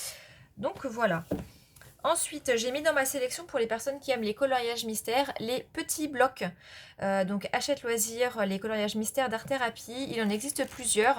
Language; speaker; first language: French; native; French